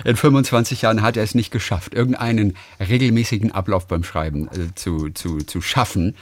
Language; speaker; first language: German; native; German